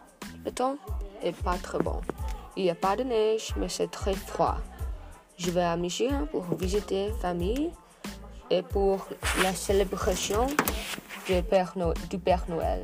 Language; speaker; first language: French; non-native, learner; English